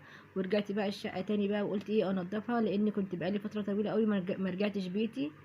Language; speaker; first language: Arabic; native; Arabic